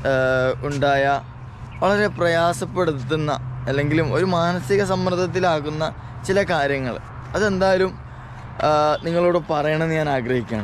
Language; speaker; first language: Malayalam; native; Malayalam